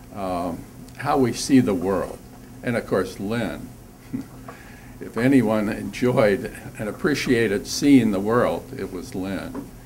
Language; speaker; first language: English; native; English